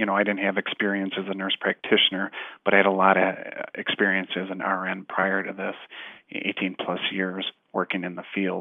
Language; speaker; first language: English; native; English